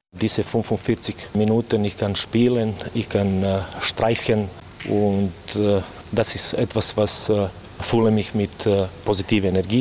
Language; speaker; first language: German; non-native, learner; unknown